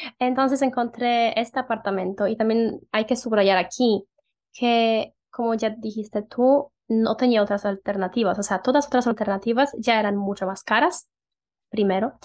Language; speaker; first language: Spanish; non-native, fluent; Polish